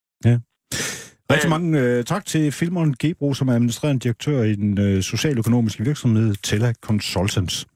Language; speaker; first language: Danish; native; Danish